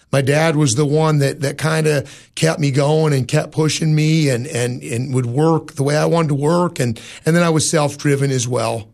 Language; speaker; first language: English; native; English